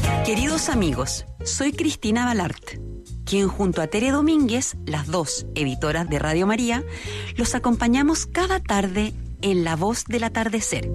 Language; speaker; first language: Spanish; native; Spanish